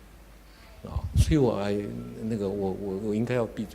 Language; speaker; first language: Chinese; native; Chinese